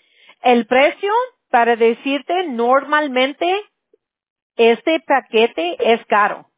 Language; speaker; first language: Spanish; early bilingual, heritage; Spanish